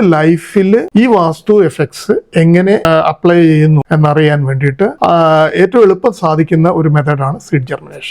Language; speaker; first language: Malayalam; native; Malayalam